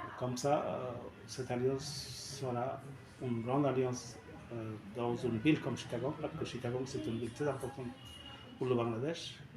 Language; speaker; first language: French; non-native, fluent; Bangla